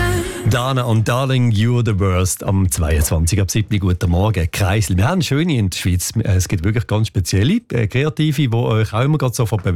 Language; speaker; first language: German; native; German